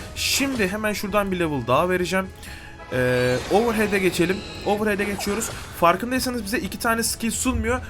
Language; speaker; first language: Turkish; native; Turkish